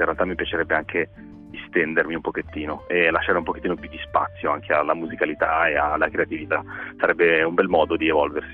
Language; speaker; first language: Italian; native; Italian